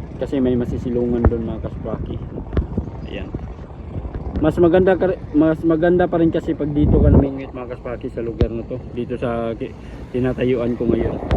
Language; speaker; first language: Filipino; non-native, local second language; Cebuano